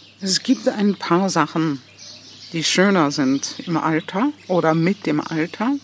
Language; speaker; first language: German; non-native, fluent; English